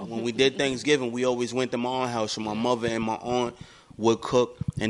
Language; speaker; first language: English; native; English